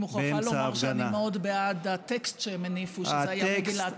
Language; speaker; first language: Hebrew; native; Hebrew